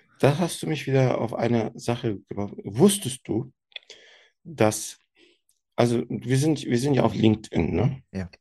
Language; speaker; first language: German; early bilingual, other home language; Turkish